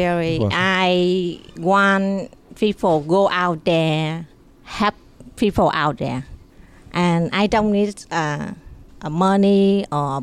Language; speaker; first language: English; non-native, learner; Vietnamese